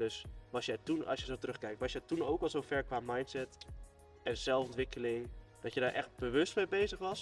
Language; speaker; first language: Dutch; native; Dutch